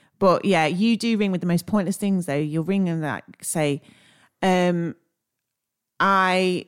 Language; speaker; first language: English; native; English